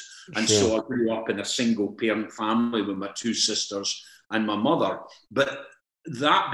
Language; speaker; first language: English; native; English